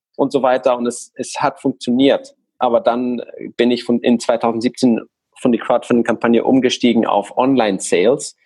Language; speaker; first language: German; non-native, fluent; Spanish